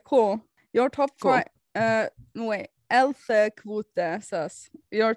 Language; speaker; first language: English; non-native, fluent; Norwegian